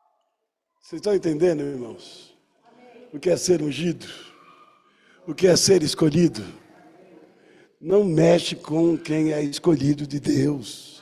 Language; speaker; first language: Portuguese; native; Portuguese